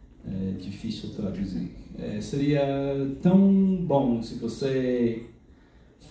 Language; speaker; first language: Portuguese; non-native, fluent; English